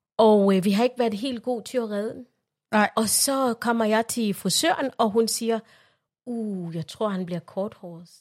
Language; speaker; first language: Danish; non-native, fluent; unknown